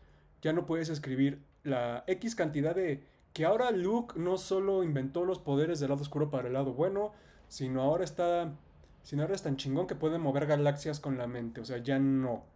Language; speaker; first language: Spanish; native; Spanish